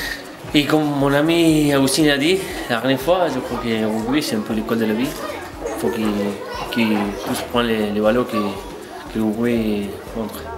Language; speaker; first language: French; non-native, learner; Spanish